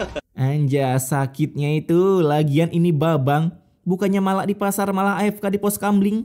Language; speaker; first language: Indonesian; native; Indonesian